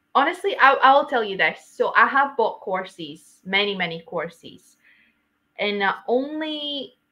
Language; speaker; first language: English; non-native, fluent; Latvian